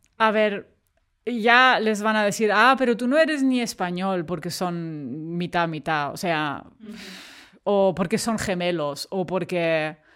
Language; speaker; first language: Spanish; non-native, fluent; German